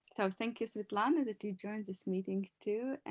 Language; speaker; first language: English; non-native, learner; Ukrainian